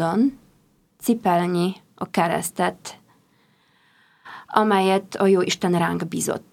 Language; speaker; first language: Hungarian; non-native, fluent; Polish